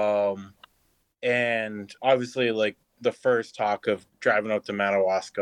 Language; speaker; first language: English; native; English